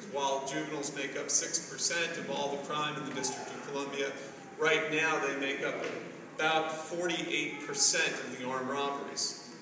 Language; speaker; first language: English; native; English